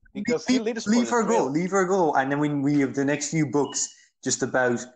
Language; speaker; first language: English; native; English